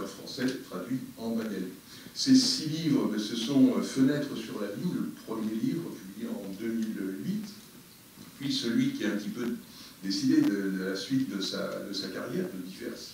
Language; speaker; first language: French; native; French